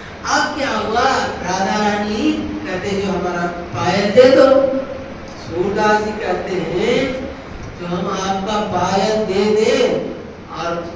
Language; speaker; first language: Hindi; native; Hindi